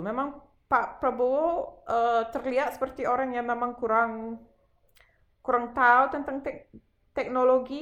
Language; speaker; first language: Indonesian; non-native, fluent; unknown